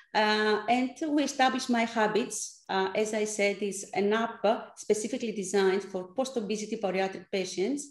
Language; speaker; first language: English; non-native, fluent; Greek